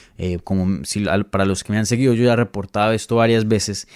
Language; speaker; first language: Spanish; native; Spanish